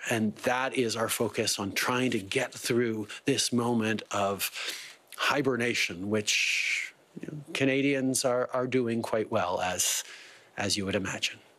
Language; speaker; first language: English; native; English